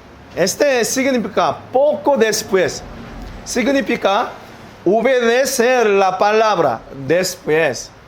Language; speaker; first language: Spanish; non-native, learner; Korean